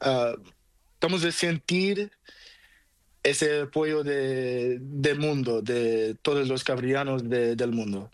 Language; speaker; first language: Spanish; non-native, learner; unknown